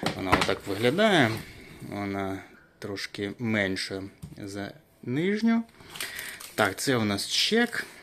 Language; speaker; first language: Ukrainian; non-native, local second language; Russian